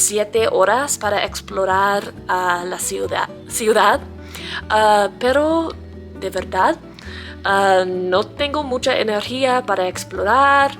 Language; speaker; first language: Spanish; non-native, learner; English